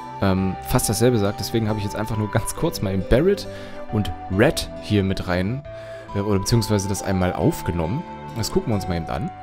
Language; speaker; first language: German; native; German